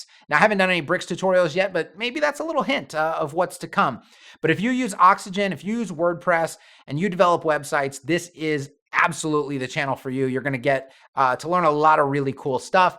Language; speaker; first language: English; native; English